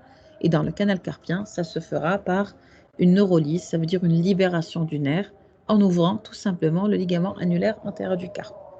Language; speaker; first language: French; non-native, local second language; Arabic